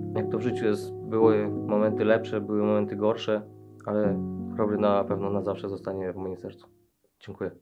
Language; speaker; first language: Polish; native; Polish